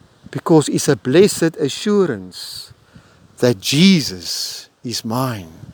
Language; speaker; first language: English; non-native, local second language; Afrikaans